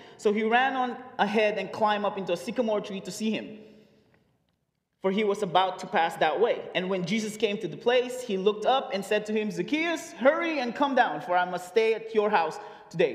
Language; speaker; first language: English; non-native, local second language; Filipino